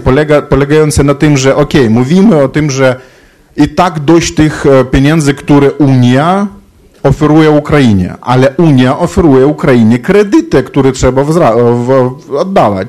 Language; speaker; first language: Polish; non-native, fluent; Ukrainian